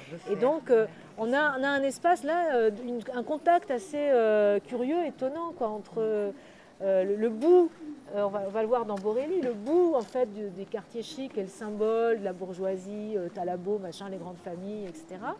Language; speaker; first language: French; native; French